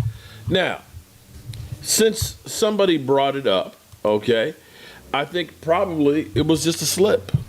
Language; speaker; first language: English; native; English